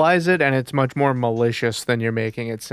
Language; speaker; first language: English; native; English